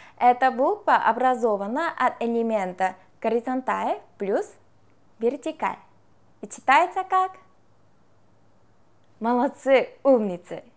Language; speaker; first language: Russian; non-native, fluent; Korean